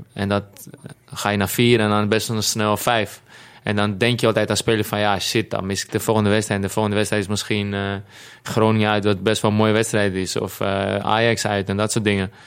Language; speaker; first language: Dutch; non-native, fluent; Greek